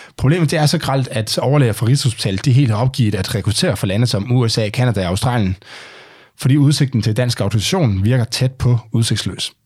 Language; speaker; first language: Danish; native; Danish